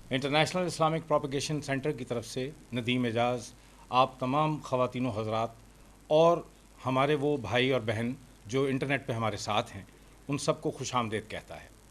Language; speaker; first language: Urdu; native; Urdu